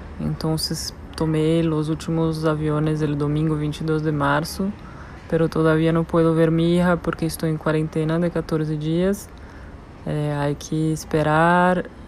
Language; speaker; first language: Spanish; non-native, fluent; Portuguese